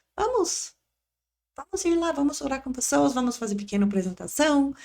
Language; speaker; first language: Portuguese; non-native, learner; English